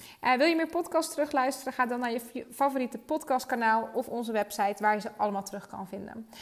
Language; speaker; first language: Dutch; native; Dutch